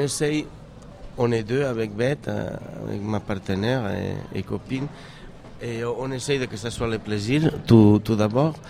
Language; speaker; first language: French; non-native, fluent; Catalan